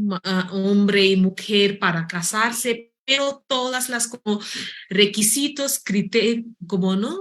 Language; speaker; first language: Spanish; non-native, fluent; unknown